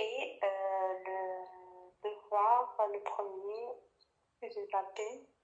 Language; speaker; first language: French; non-native, fluent; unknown